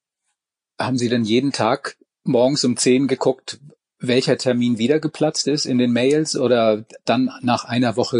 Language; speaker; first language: German; native; German